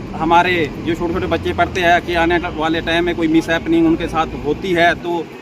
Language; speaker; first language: Hindi; non-native, local second language; Punjabi